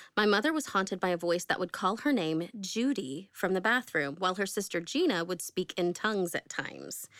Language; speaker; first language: English; native; English